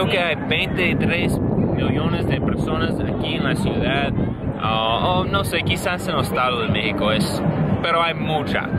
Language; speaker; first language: Spanish; non-native, learner; English